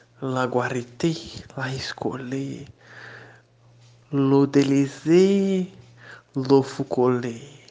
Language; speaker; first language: Spanish; non-native, learner; Portuguese